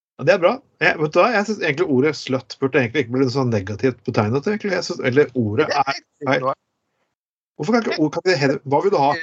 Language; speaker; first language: Norwegian; native; Norwegian